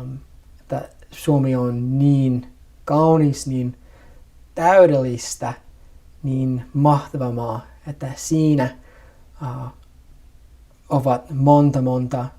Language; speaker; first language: Finnish; non-native, fluent; English